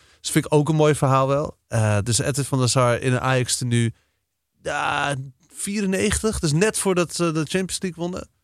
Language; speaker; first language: Dutch; native; Dutch